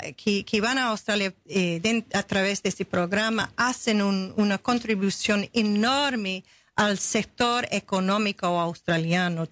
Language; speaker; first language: Spanish; non-native, fluent; English